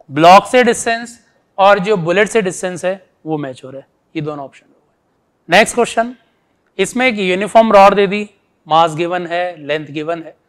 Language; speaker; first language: Hindi; native; Hindi